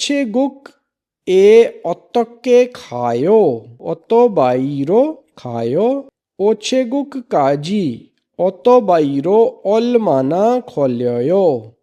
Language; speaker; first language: Korean; non-native, learner; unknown